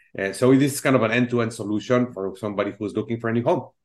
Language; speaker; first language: English; non-native, fluent; Spanish